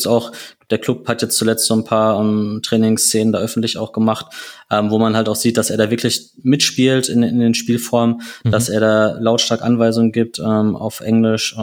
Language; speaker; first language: German; native; German